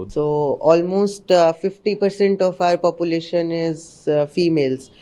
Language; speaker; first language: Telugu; non-native, learner; Hindi